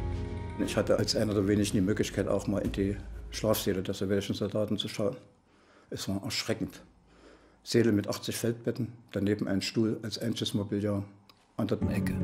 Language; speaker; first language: German; native; German